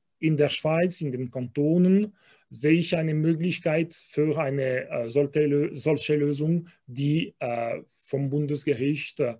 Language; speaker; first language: German; non-native, local second language; French